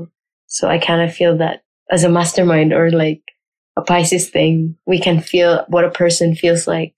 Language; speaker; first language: English; non-native, local second language; Surigaonon